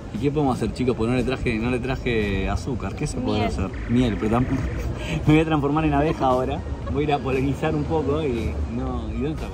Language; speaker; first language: Spanish; native; Spanish